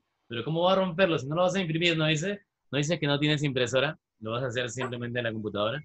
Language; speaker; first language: Spanish; native; Spanish